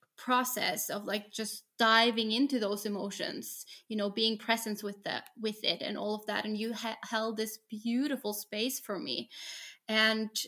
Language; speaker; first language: English; non-native, fluent; Norwegian